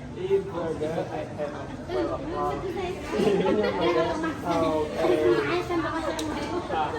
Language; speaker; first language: English; non-native, learner; Khmer